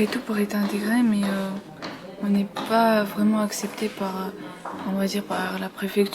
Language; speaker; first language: French; early bilingual, other home language; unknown